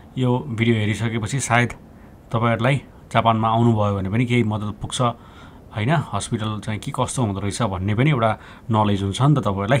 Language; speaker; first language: Nepali; native; Nepali